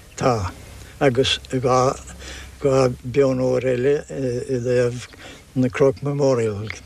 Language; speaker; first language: Irish; non-native, local second language; English